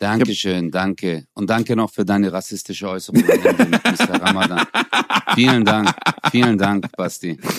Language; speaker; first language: German; early bilingual, other home language; Turkish